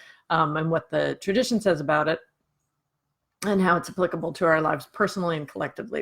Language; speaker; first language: English; native; English